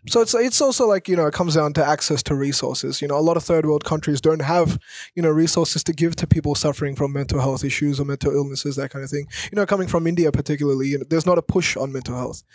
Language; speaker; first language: English; early bilingual, other home language; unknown